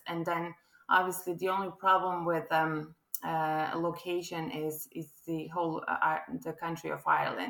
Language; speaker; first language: English; non-native, fluent; Croatian